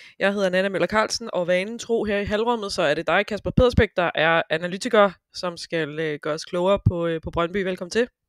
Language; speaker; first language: Danish; native; Danish